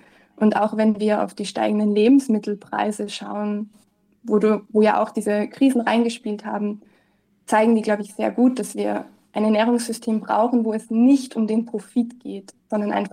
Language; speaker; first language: German; native; German